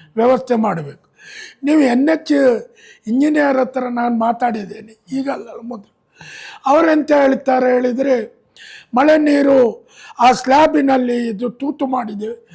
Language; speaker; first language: Kannada; native; Kannada